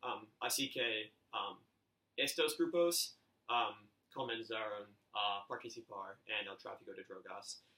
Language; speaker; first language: Spanish; non-native, learner; English